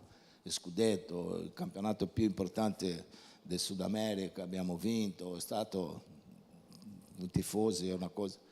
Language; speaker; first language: Italian; non-native, fluent; Portuguese